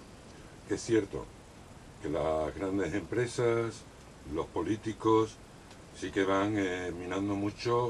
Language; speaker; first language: Spanish; native; Spanish